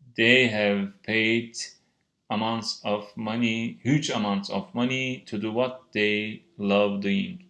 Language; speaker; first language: English; non-native, fluent; Turkish